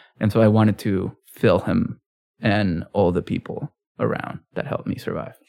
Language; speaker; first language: English; early bilingual, other home language; Spanish